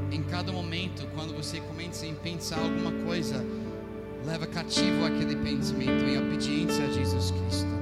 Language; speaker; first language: Portuguese; non-native, fluent; English